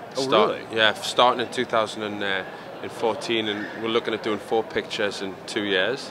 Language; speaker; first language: English; native; English